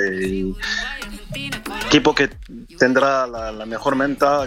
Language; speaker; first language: Spanish; non-native, fluent; French